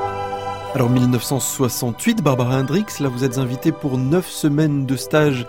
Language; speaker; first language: French; native; French